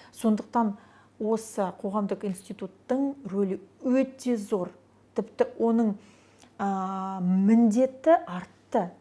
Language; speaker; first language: Kazakh; non-native, local second language; Russian